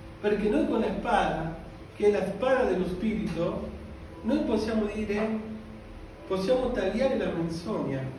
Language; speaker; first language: Italian; non-native, fluent; Spanish